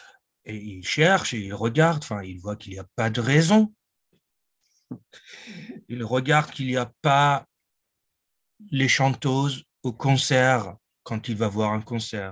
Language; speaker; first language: French; non-native, fluent; Persian